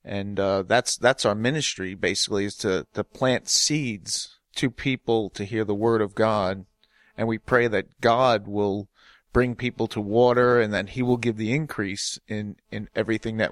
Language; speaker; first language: English; native; English